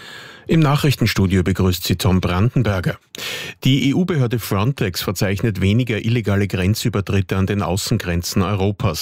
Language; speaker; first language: German; native; German